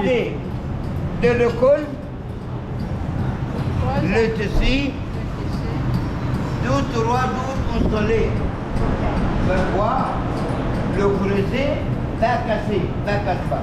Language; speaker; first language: French; non-native, learner; Arabic